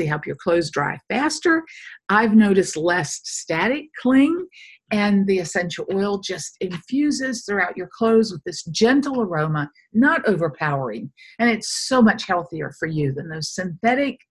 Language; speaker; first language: English; native; English